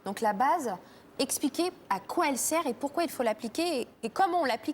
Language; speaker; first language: French; native; French